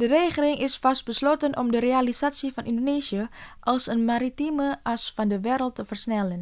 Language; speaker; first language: Dutch; non-native, fluent; Indonesian